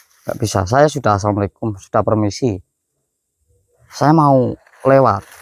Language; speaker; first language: Indonesian; native; Indonesian